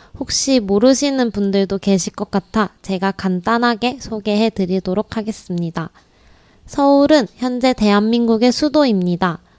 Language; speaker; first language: Korean; native; Korean